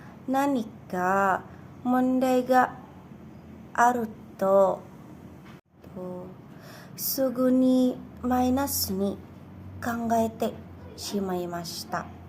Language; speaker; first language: Japanese; non-native, learner; Indonesian